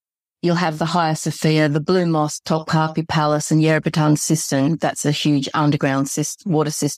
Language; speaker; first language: English; native; English